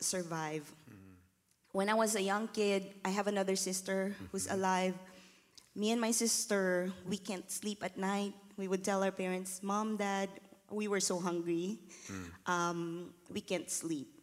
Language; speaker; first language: English; non-native, local second language; Filipino